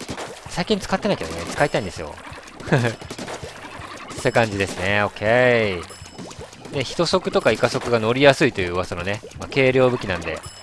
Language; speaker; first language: Japanese; native; Japanese